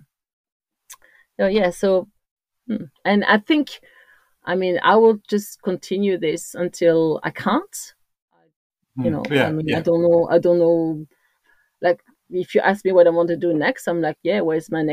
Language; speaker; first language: English; non-native, fluent; French